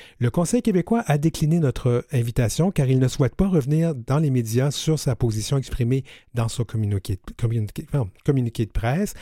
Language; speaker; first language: French; native; French